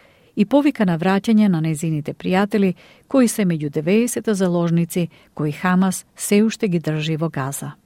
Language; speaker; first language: Macedonian; native; Macedonian